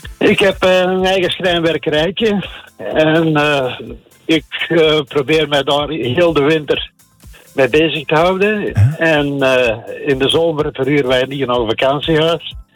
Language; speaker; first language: Dutch; native; Dutch